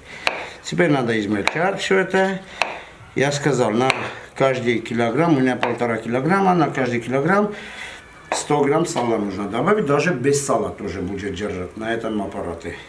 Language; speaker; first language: Russian; non-native, fluent; Armenian